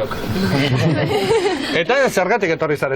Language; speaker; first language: Basque; native; Basque